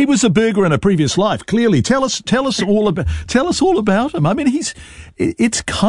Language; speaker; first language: English; native; English